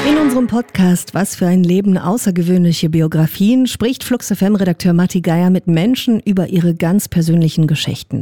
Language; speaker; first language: German; native; German